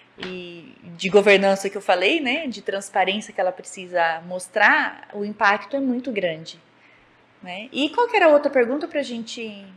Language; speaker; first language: Portuguese; native; Portuguese